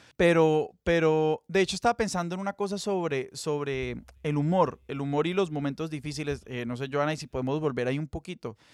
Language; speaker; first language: Spanish; native; Spanish